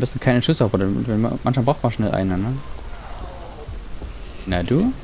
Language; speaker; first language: German; native; German